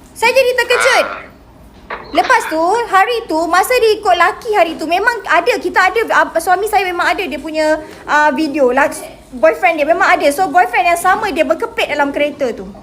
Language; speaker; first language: Malay; native; Malay